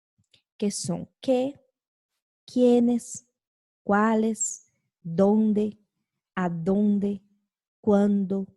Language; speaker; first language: Spanish; non-native, fluent; Portuguese